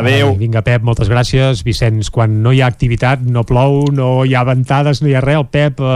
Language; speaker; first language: Catalan; native; Catalan